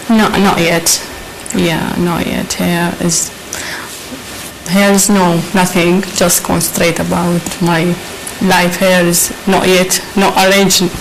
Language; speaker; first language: English; non-native, learner; Arabic